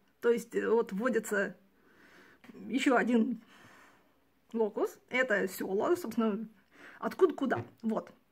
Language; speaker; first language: Russian; native; Russian